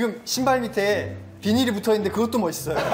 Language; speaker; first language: Korean; native; Korean